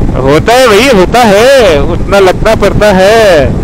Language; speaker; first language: Hindi; non-native, local second language; Marathi